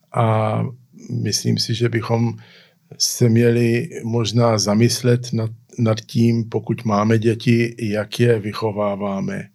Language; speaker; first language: Czech; early bilingual, heritage; Czech